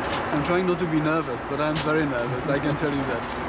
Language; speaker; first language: English; non-native, fluent; Czech